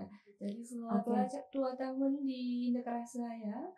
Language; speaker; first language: Indonesian; non-native, learner; Chinese